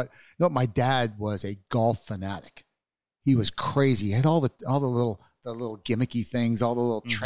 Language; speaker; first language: English; native; English